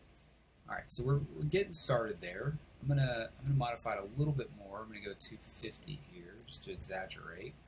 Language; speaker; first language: English; native; English